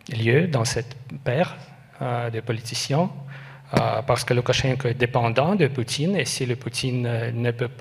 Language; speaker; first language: French; non-native, learner; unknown